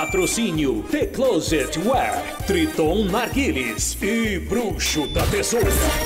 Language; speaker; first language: Portuguese; native; Portuguese